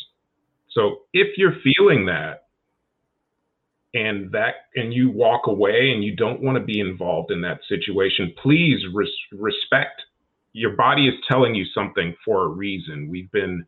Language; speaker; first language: English; native; English